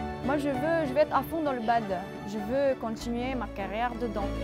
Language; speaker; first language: French; non-native, fluent; Indonesian